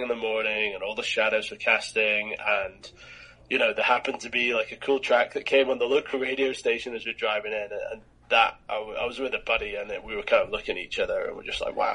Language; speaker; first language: English; native; English